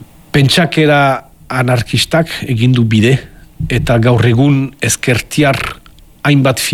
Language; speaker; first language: Basque; native; Basque